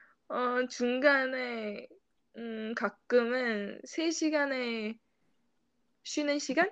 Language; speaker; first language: Korean; non-native, fluent; English